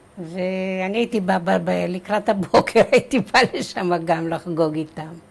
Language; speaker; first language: Hebrew; early bilingual, other home language; Czech